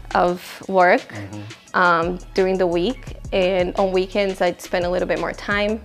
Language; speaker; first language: English; non-native, fluent; Portuguese